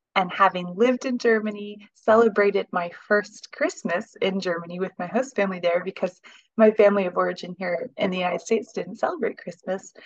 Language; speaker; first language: English; native; English